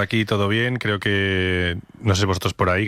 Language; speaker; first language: Spanish; native; Spanish